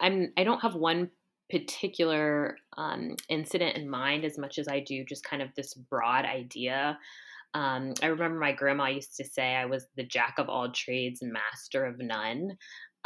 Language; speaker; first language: English; native; English